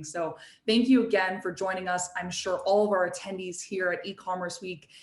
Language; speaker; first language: English; native; English